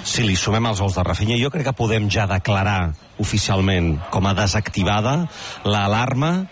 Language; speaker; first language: Catalan; native; Catalan